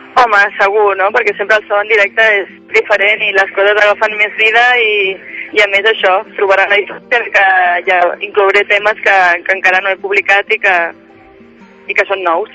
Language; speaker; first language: Catalan; non-native, local second language; Spanish